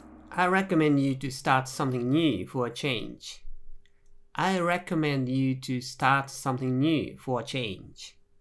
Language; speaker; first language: English; non-native, fluent; Japanese